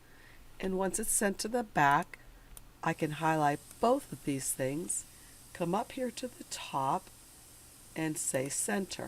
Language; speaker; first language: English; native; English